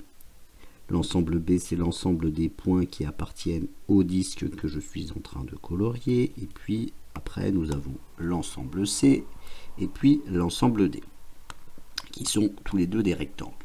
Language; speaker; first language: French; native; French